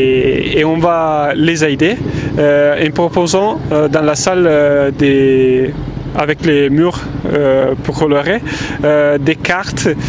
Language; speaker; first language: French; non-native, fluent; Italian